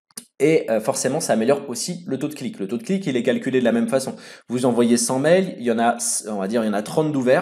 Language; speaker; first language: French; native; French